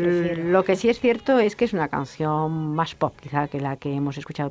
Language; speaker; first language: Spanish; native; Spanish